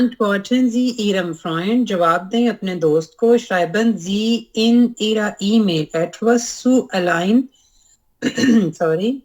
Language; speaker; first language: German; non-native, learner; Urdu